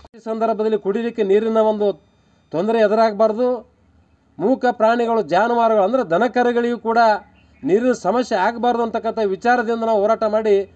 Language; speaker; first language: Kannada; native; Kannada